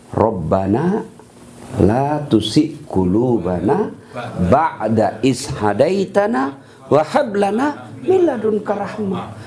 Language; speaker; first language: Malay; non-native, local second language; Buginese